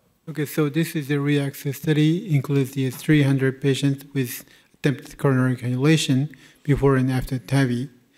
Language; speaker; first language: English; non-native, fluent; Japanese